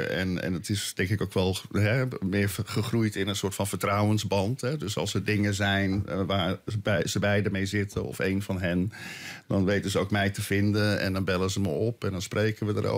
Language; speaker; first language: Dutch; native; Dutch